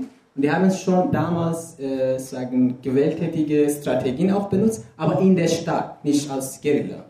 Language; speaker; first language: German; non-native, fluent; Kurdish